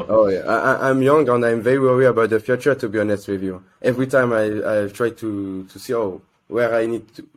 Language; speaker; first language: English; non-native, learner; French